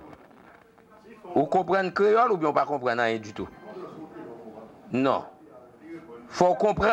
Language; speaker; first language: French; non-native, local second language; Haitian Creole